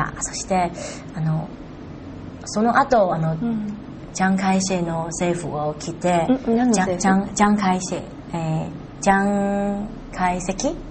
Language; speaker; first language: Japanese; non-native, learner; Chinese